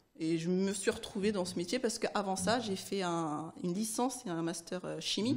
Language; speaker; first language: French; early bilingual, other home language; Haitian Creole